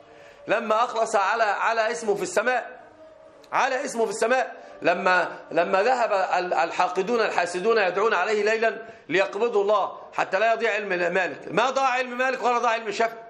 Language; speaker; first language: Arabic; native; Arabic